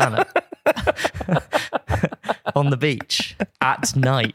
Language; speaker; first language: English; native; English